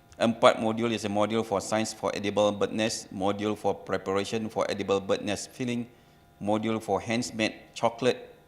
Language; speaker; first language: Malay; native; Malay